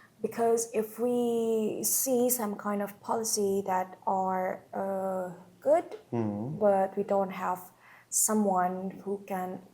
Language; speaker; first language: English; non-native, local second language; Indonesian